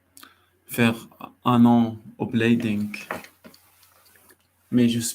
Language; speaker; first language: French; non-native, learner; Arabic